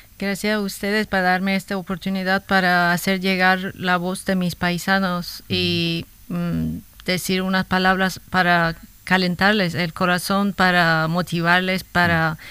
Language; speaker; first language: Spanish; non-native, fluent; Kurdish